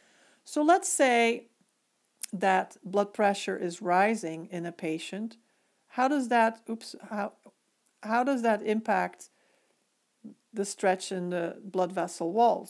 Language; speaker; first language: English; native; English